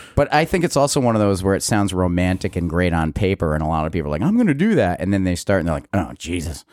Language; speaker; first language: English; early bilingual, other home language; Italian